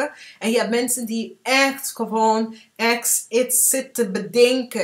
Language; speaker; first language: Dutch; early bilingual, heritage; English